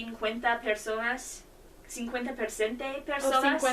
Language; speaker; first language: Spanish; non-native, learner; English